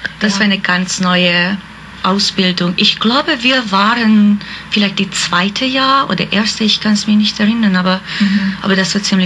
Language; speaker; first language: German; non-native, fluent; Hungarian